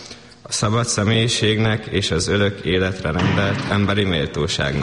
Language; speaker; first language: Hungarian; native; Hungarian